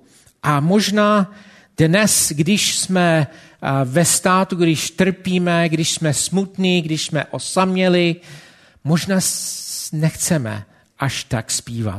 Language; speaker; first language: Czech; non-native, fluent; English